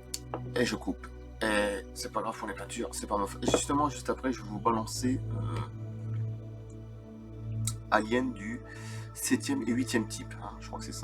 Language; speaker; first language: French; native; French